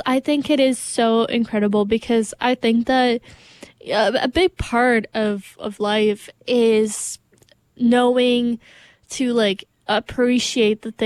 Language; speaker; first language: English; non-native, fluent; Portuguese